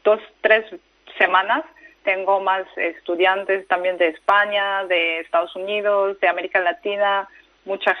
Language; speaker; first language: Spanish; non-native, fluent; Korean